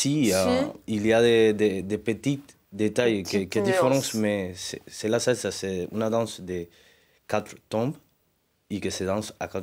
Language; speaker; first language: French; non-native, learner; Spanish